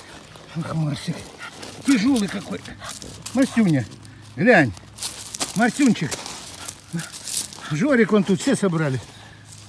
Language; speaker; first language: Russian; native; Russian